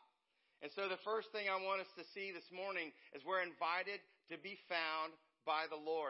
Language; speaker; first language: English; native; English